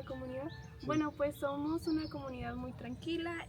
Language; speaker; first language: Spanish; native; Spanish